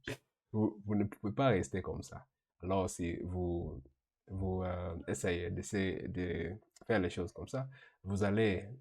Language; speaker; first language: French; non-native, learner; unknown